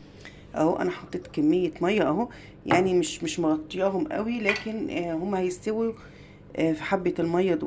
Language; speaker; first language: Arabic; native; Arabic